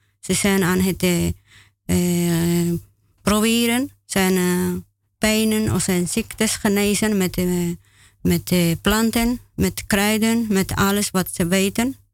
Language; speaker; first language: Dutch; non-native, learner; Spanish